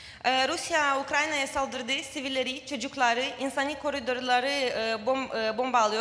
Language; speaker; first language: Turkish; non-native, fluent; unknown